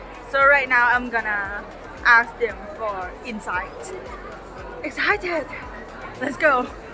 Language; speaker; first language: English; non-native, learner; Thai